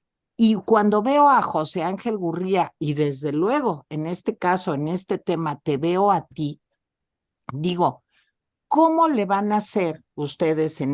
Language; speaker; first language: Spanish; native; Spanish